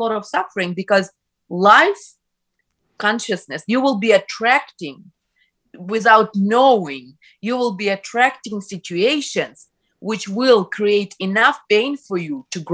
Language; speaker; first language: English; non-native, fluent; Ukrainian